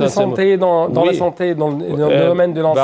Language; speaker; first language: French; non-native, fluent; Arabic